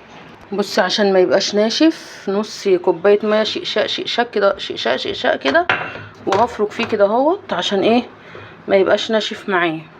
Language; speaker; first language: Arabic; native; Arabic